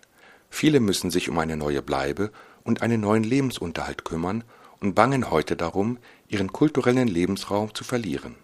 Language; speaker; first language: German; native; German